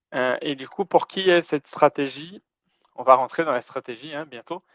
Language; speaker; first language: French; non-native, fluent; Portuguese